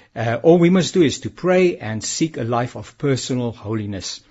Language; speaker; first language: English; non-native, local second language; Afrikaans